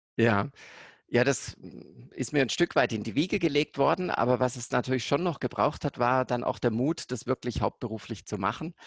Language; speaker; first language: German; native; German